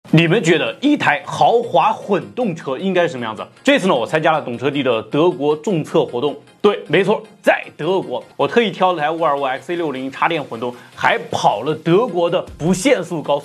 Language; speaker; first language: Chinese; native; Chinese